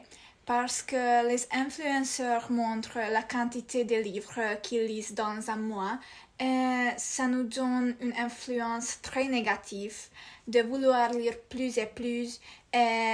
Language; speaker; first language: French; non-native, learner; Hungarian